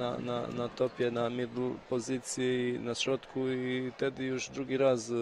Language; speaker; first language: Polish; non-native, fluent; Bosnian